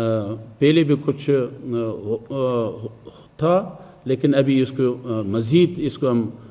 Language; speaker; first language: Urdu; non-native, fluent; Persian